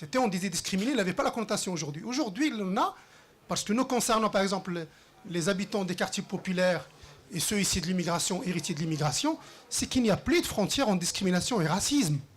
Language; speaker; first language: French; early bilingual, other home language; Riffian